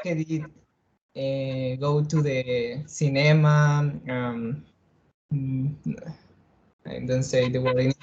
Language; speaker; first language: English; non-native, learner; Spanish